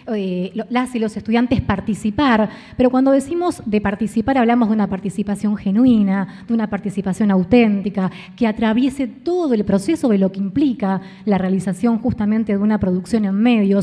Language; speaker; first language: Spanish; native; Spanish